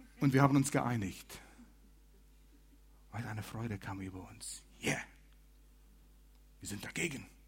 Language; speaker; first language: German; non-native, fluent; English